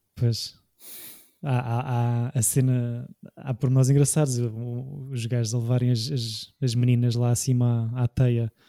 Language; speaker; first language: Portuguese; native; Portuguese